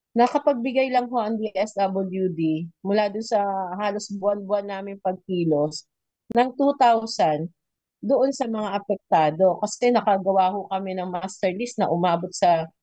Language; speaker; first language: Filipino; native; Filipino